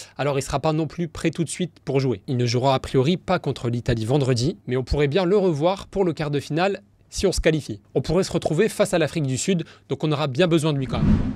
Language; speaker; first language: French; native; French